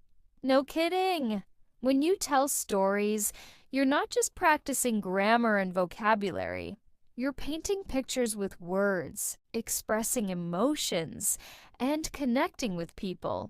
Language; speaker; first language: English; non-native, fluent; Spanish